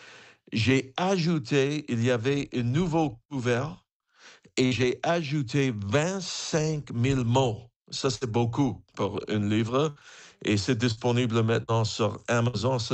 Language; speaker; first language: French; non-native, fluent; English